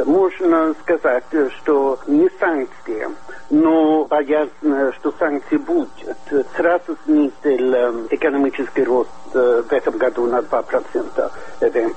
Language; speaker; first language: Russian; non-native, fluent; Swedish